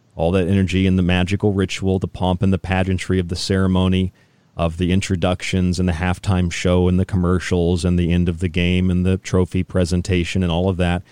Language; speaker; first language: English; native; English